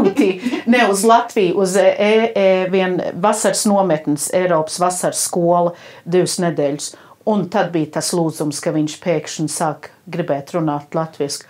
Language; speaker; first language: Latvian; early bilingual, heritage; Latvian